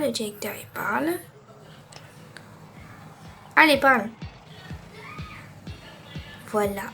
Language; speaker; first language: French; native; French